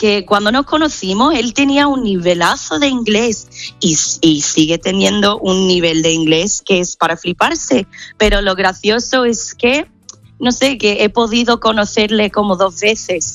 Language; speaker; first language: Spanish; non-native, fluent; English